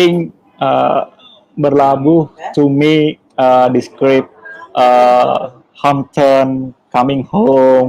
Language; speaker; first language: English; non-native, learner; Indonesian